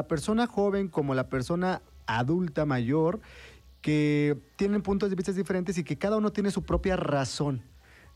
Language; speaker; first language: Spanish; native; Spanish